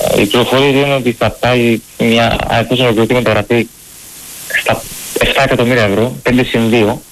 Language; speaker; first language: Greek; native; Greek